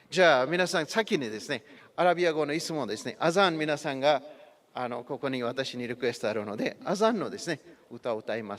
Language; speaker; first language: Japanese; non-native, fluent; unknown